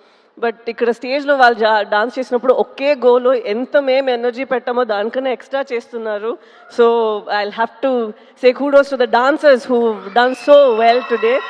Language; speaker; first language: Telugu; non-native, fluent; Tamil